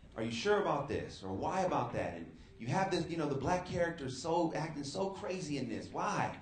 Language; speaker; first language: English; native; English